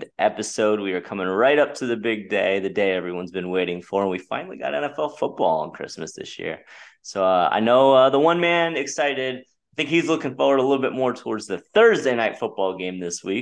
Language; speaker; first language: English; native; English